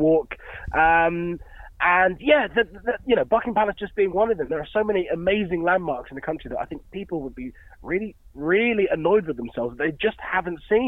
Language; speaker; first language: English; native; English